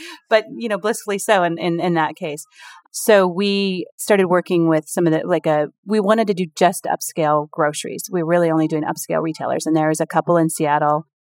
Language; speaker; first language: English; native; English